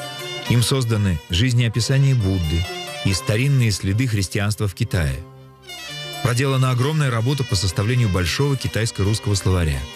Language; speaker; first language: Russian; native; Russian